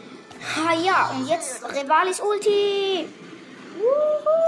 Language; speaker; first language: German; native; German